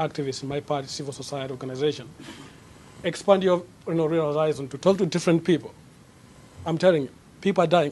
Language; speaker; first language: English; non-native, local second language; Nyanja